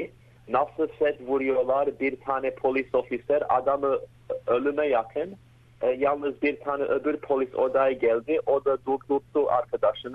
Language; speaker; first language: Turkish; early bilingual, heritage; Turkish